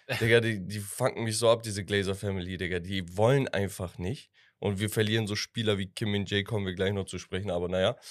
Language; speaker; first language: German; early bilingual, other home language; Turkish